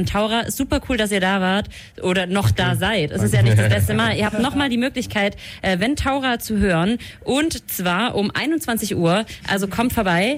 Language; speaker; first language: German; native; German